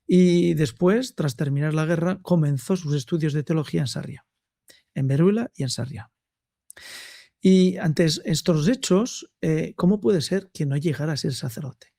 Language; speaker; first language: Spanish; native; Spanish